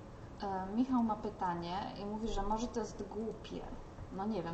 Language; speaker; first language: Polish; native; Polish